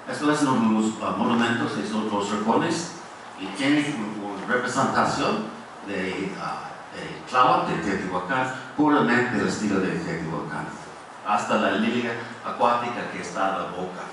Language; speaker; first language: Spanish; non-native, fluent; English